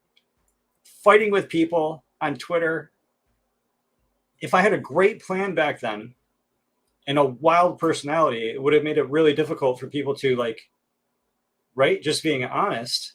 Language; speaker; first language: English; native; English